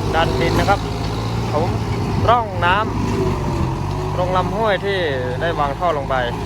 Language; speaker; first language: Thai; native; Thai